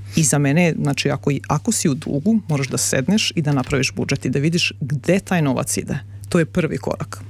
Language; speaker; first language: Serbian; native; Serbian